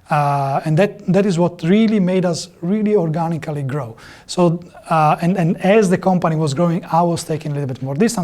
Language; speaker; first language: English; non-native, fluent; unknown